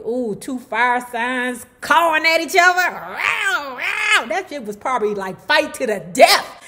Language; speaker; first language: English; native; English